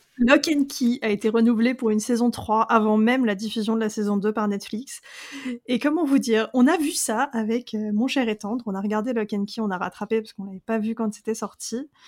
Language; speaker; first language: French; native; French